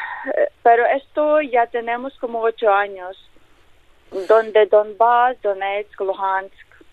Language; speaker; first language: Spanish; non-native, learner; Ukrainian